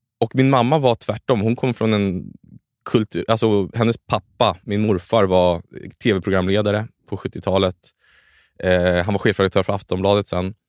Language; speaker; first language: Swedish; native; Swedish